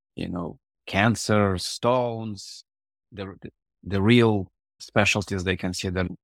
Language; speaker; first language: English; non-native, fluent; Russian